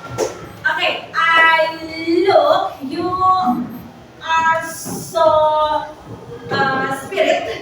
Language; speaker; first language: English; non-native, learner; Indonesian